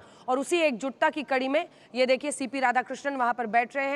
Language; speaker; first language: Hindi; native; Hindi